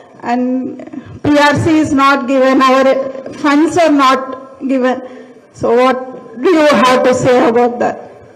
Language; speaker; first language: English; non-native, local second language; Telugu